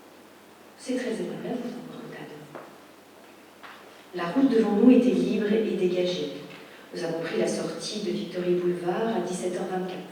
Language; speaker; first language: French; native; French